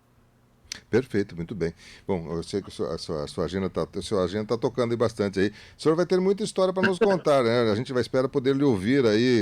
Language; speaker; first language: Portuguese; native; Portuguese